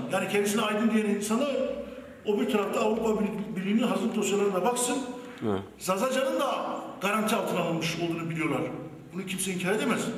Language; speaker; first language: Turkish; native; Turkish